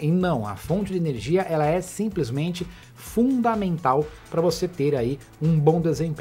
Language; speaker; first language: Portuguese; native; Portuguese